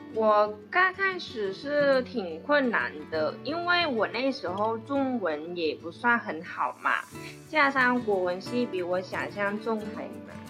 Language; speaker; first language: Chinese; non-native, fluent; Vietnamese